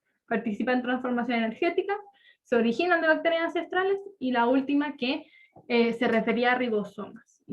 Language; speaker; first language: Spanish; native; Spanish